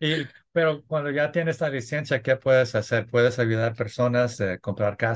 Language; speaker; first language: Spanish; early bilingual, heritage; English